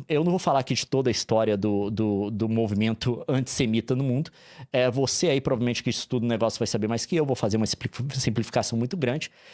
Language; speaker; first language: Portuguese; native; Portuguese